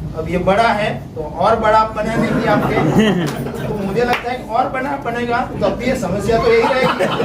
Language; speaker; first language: Hindi; non-native, local second language; Gujarati